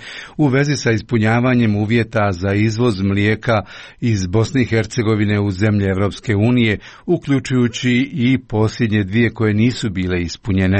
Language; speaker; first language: Croatian; native; Croatian